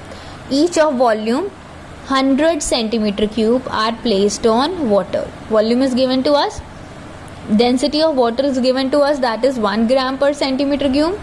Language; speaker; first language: English; non-native, local second language; Hindi